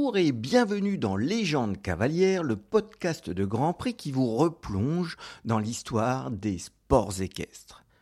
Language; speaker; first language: French; native; French